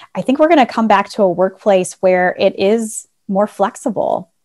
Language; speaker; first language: English; native; English